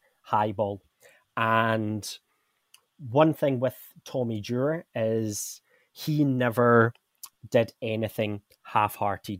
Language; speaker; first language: English; native; English